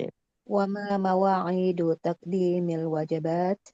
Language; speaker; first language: Arabic; non-native, learner; Indonesian